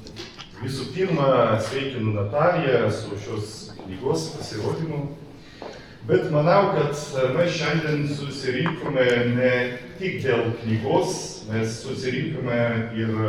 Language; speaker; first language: Lithuanian; non-native, learner; Belarusian